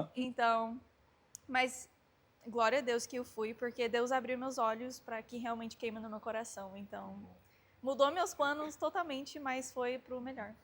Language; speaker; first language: Portuguese; early bilingual, heritage; Portuguese